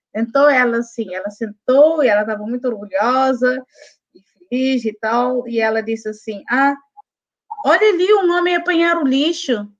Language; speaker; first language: Portuguese; non-native, local second language; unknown